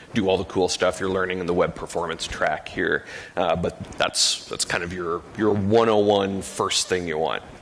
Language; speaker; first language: English; native; English